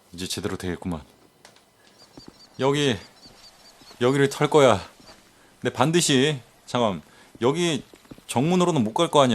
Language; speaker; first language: Korean; native; Korean